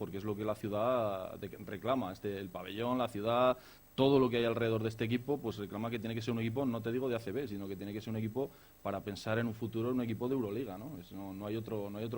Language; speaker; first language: Spanish; native; Spanish